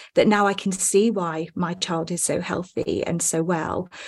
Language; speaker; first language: English; native; English